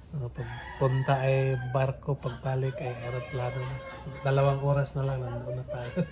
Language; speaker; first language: Filipino; non-native, local second language; Cebuano